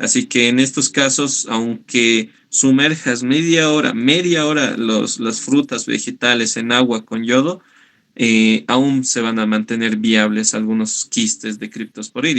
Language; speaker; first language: Spanish; native; Spanish